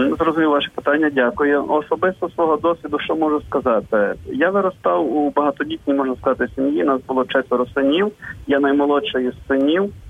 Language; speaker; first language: Ukrainian; native; Ukrainian